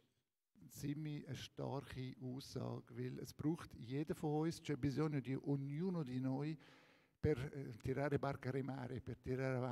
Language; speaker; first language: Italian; non-native, learner; German